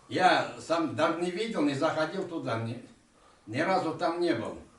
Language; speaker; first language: Russian; non-native, local second language; Tatar